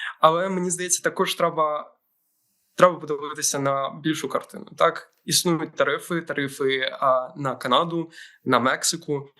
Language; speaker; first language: Ukrainian; native; Ukrainian